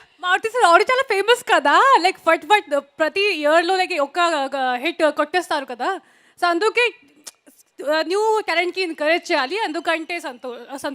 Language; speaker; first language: Telugu; non-native, learner; Hindi